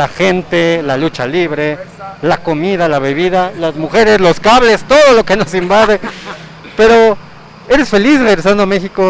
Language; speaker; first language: Spanish; native; Spanish